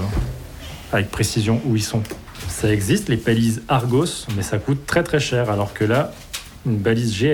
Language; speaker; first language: French; native; French